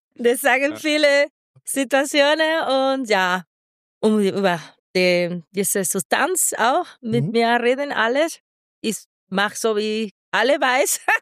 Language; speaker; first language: German; non-native, learner; Spanish